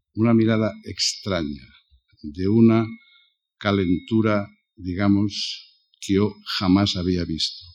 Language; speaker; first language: Spanish; native; Spanish